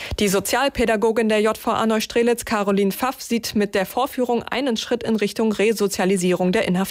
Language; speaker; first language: German; native; German